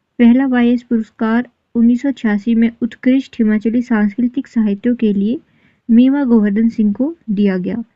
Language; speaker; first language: Hindi; native; Hindi